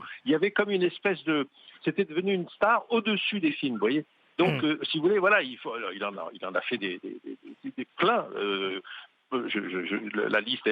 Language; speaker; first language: French; native; French